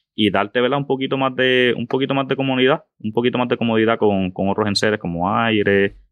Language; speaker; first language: Spanish; native; Spanish